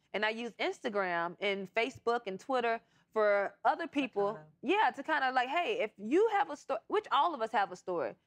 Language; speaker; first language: English; native; English